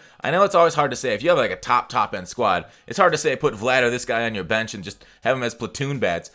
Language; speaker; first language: English; native; English